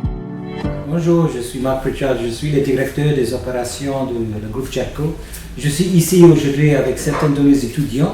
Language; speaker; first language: French; non-native, fluent; English